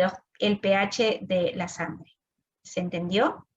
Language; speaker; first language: Spanish; native; Spanish